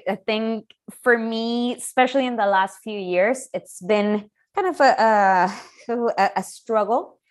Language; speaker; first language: English; non-native, fluent; Spanish